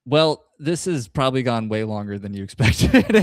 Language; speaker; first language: English; native; English